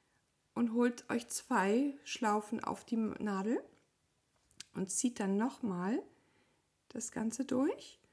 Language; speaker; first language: German; native; German